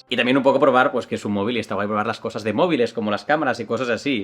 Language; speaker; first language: Spanish; native; Spanish